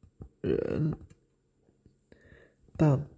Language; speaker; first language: Chinese; non-native, learner; English